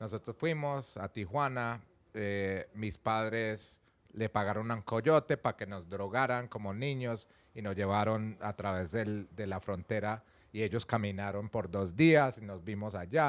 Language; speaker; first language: Spanish; early bilingual, heritage; Spanish